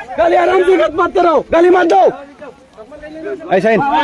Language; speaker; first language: Hindi; non-native, learner; Bangla